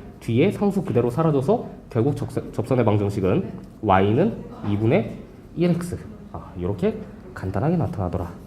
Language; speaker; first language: Korean; native; Korean